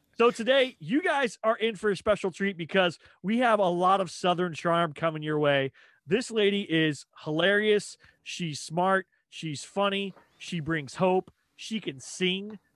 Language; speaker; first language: English; native; English